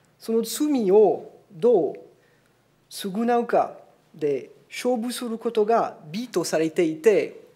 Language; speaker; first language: Japanese; non-native, fluent; French